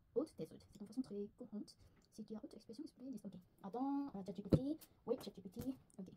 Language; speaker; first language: French; non-native, learner; Korean